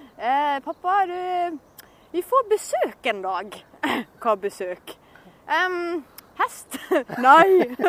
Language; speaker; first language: Norwegian; native; Norwegian